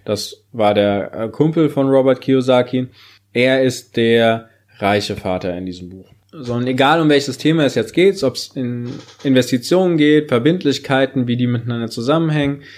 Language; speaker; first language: German; native; German